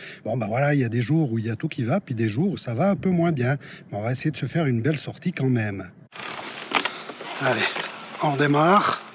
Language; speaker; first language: French; native; French